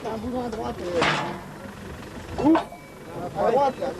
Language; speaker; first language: French; native; French